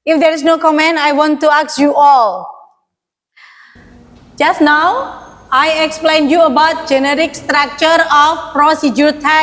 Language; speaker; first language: English; non-native, learner; Indonesian